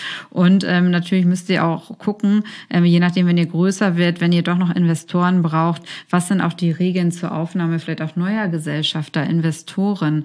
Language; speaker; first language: German; native; German